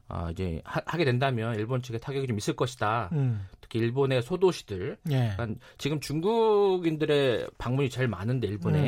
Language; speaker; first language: Korean; native; Korean